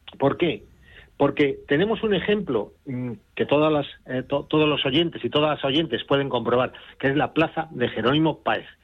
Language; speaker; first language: Spanish; native; Spanish